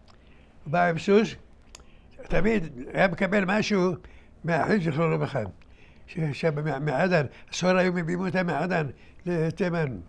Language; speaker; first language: Hebrew; early bilingual, other home language; Arabic